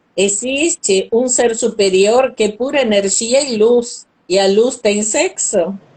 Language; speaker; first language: Portuguese; non-native, fluent; Spanish